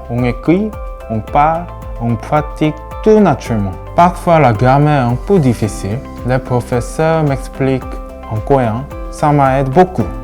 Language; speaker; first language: French; non-native, learner; Japanese